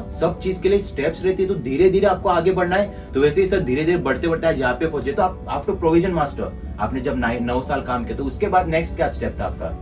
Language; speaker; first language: Hindi; non-native, local second language; Marathi